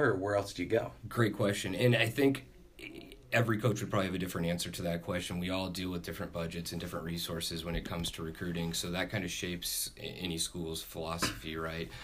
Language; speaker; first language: English; native; English